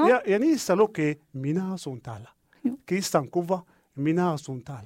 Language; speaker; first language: Finnish; non-native, learner; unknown